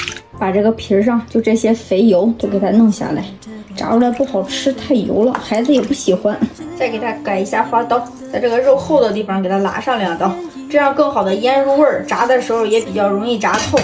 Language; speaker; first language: Chinese; native; Chinese